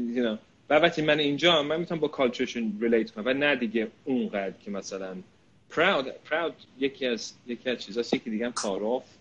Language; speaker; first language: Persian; early bilingual, heritage; Persian